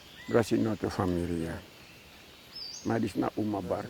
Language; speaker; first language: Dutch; non-native, local second language; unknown